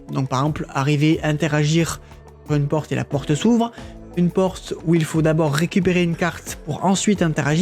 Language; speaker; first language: French; native; French